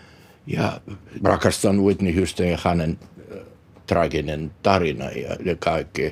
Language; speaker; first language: Finnish; non-native, learner; Bulgarian